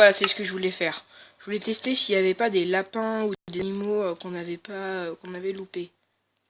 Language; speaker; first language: French; native; French